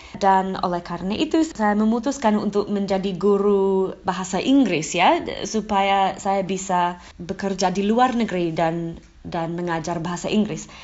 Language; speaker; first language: Indonesian; non-native, fluent; English